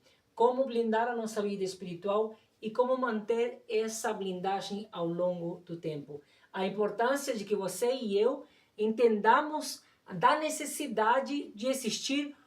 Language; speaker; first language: Portuguese; non-native, fluent; Spanish